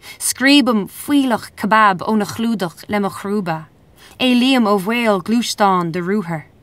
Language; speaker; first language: Irish; non-native, local second language; English